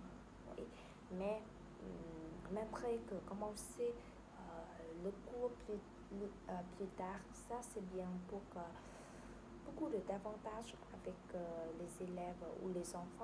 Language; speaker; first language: French; non-native, learner; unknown